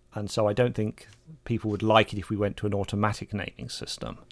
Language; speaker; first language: English; native; English